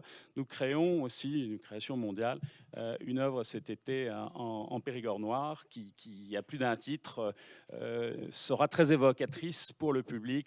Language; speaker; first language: French; native; French